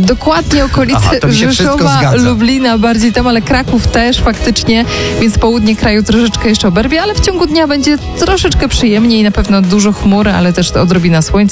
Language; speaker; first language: Polish; native; Polish